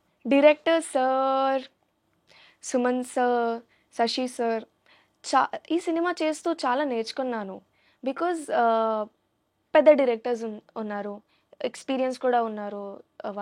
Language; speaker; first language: Telugu; non-native, learner; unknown